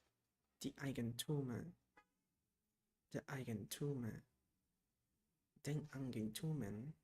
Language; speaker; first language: German; non-native, learner; Spanish